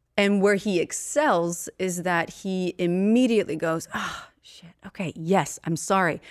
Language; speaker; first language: English; non-native, fluent; Swedish